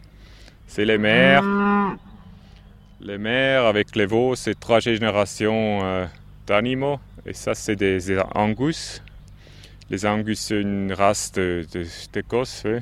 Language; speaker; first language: French; non-native, local second language; German